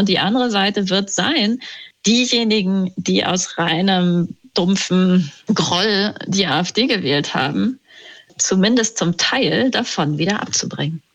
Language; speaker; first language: German; native; German